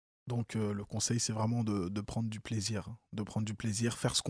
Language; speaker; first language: French; native; French